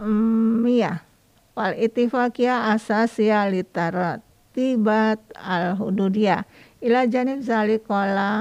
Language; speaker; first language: Arabic; non-native, fluent; Indonesian